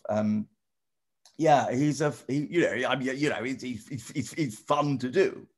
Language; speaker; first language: English; native; English